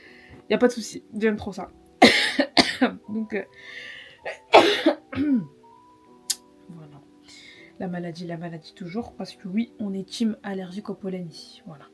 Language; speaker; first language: French; native; French